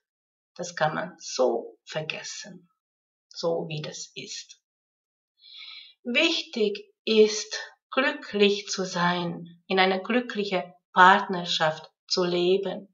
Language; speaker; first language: German; non-native, fluent; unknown